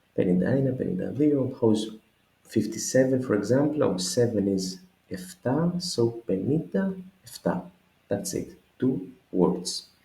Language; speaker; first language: English; non-native, fluent; Greek